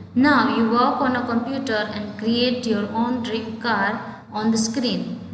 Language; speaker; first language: English; non-native, local second language; Gujarati